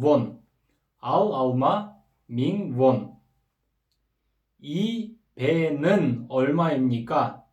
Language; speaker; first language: Korean; non-native, fluent; Kyrgyz